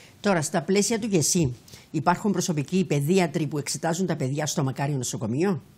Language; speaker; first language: Greek; native; Greek